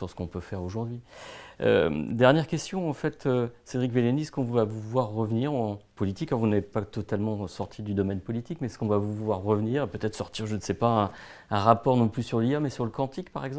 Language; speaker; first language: French; native; French